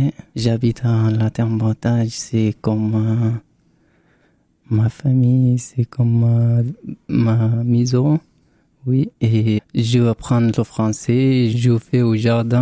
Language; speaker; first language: French; non-native, learner; Arabic